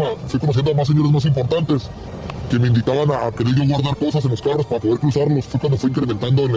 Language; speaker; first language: Spanish; native; Spanish